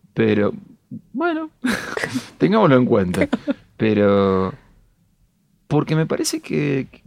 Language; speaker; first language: Spanish; native; Spanish